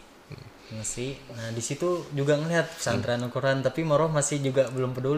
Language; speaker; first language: Indonesian; native; Indonesian